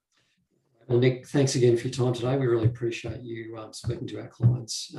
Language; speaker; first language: English; native; English